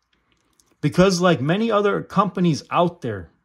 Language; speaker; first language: English; native; English